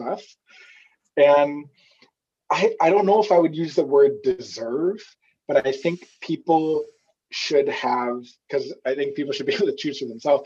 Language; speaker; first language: English; native; English